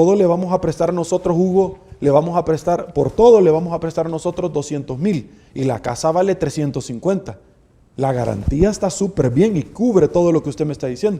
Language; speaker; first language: Spanish; native; Spanish